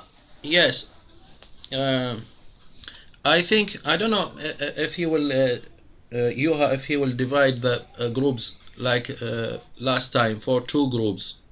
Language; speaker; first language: English; non-native, fluent; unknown